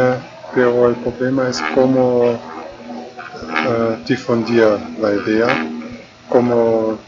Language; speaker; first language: Spanish; non-native, fluent; German